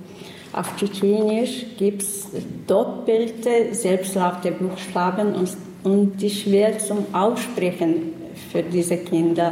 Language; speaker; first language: German; non-native, learner; Chechen